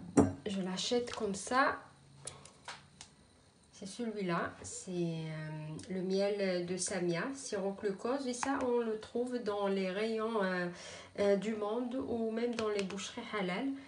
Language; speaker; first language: French; non-native, local second language; Arabic